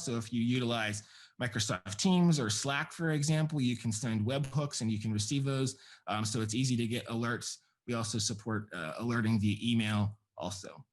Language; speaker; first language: English; native; English